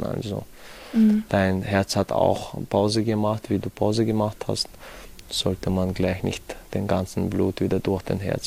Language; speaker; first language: German; non-native, fluent; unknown